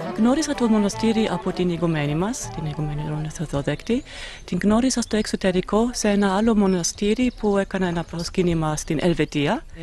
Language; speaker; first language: Greek; non-native, fluent; German